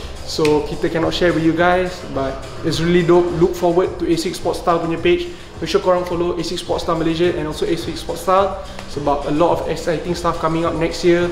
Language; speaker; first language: English; non-native, local second language; Malay